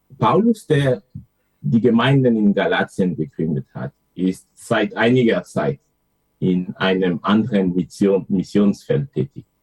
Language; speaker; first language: German; non-native, fluent; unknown